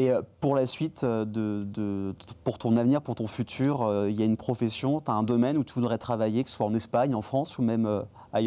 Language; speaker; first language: French; native; French